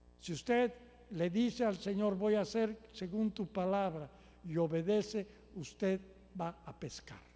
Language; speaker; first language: Spanish; native; Spanish